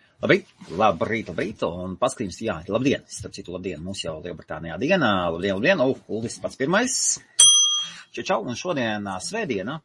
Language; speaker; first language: Latvian; native; Latvian